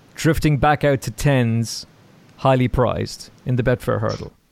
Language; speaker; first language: English; native; English